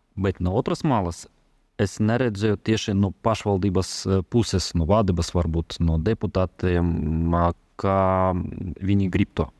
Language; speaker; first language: Latvian; non-native, local second language; Russian